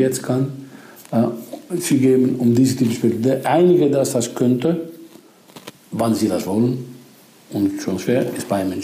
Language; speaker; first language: German; non-native, fluent; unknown